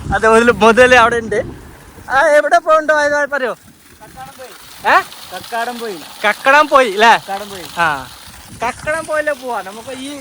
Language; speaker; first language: Malayalam; native; Malayalam